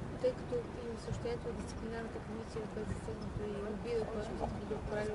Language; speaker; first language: Bulgarian; native; Bulgarian